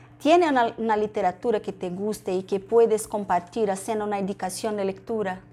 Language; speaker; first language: Spanish; non-native, learner; Portuguese